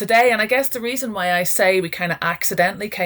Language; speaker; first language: English; native; English